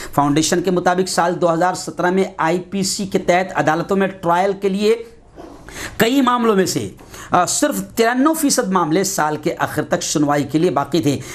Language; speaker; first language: Urdu; native; Urdu